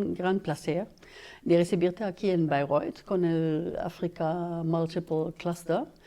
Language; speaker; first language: Spanish; non-native, fluent; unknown